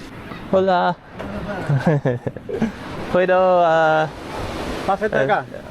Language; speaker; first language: Spanish; non-native, learner; English